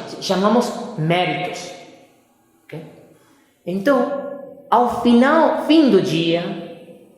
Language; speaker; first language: Portuguese; non-native, fluent; Spanish